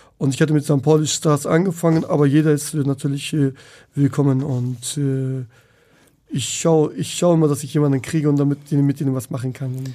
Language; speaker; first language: German; non-native, fluent; Turkish